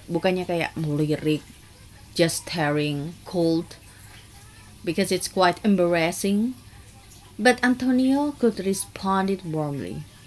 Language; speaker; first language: English; non-native, fluent; Indonesian